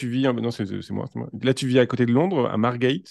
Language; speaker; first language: French; native; French